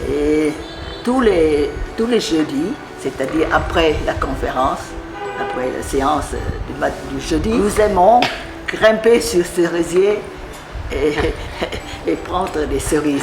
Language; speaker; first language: French; non-native, fluent; Vietnamese